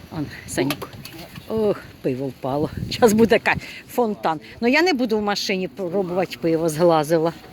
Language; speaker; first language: Ukrainian; native; Ukrainian